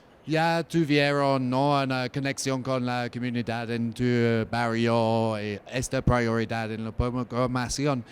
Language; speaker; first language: Spanish; non-native, learner; English